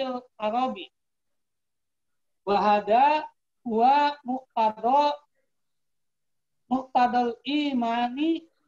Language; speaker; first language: Arabic; non-native, learner; Indonesian